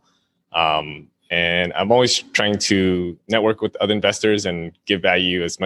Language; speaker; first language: English; native; English